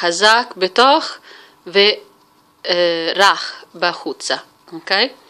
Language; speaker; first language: Hebrew; non-native, fluent; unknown